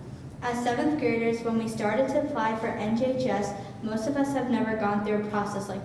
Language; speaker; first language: English; native; English